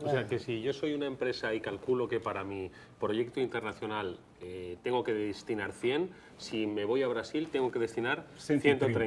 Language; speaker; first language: Spanish; native; Spanish